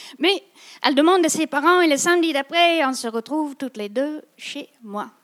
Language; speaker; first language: French; non-native, local second language; English